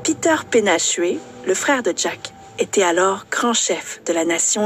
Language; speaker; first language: French; native; French